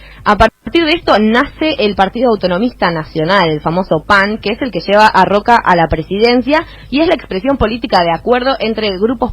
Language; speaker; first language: Spanish; native; Spanish